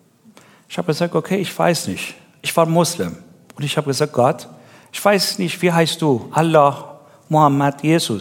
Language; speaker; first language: German; non-native, learner; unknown